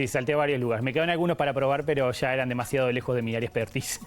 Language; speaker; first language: Spanish; native; Spanish